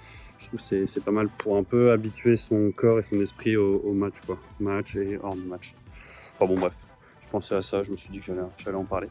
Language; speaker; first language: French; native; French